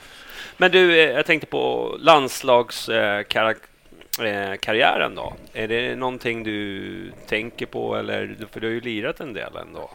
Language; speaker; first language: Swedish; native; Swedish